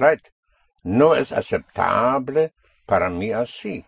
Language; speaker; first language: Spanish; non-native, fluent; English